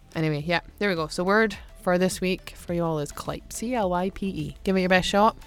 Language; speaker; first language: English; native; English